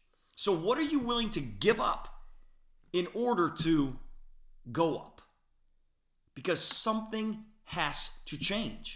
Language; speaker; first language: English; native; English